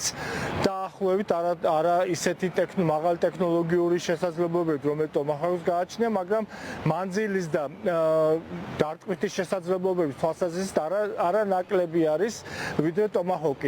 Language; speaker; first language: Georgian; native; Georgian